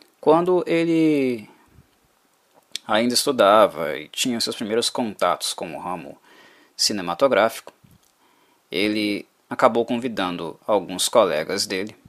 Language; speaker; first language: Portuguese; native; Portuguese